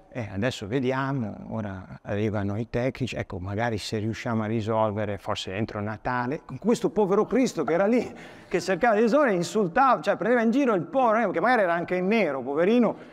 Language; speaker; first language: Italian; native; Italian